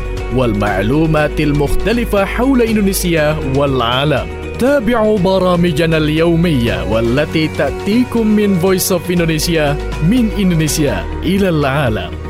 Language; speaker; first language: Arabic; non-native, fluent; Indonesian